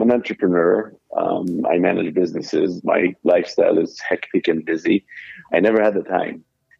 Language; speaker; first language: English; non-native, fluent; Hebrew